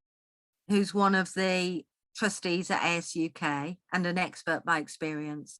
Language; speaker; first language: English; native; English